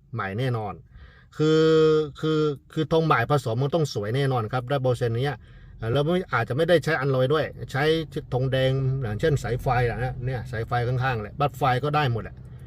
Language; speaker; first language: Thai; non-native, fluent; Chinese